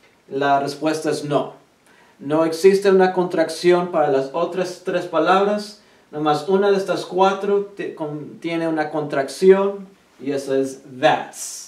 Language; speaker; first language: Spanish; early bilingual, heritage; Spanish